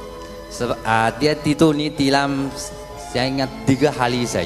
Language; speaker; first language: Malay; non-native, local second language; Chinese